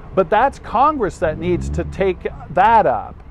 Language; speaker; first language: English; native; English